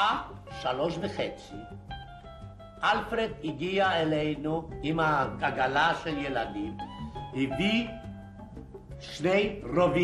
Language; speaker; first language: Hebrew; non-native, fluent; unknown